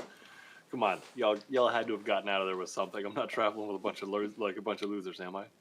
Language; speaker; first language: English; native; English